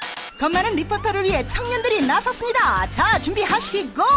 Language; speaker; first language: Korean; native; Korean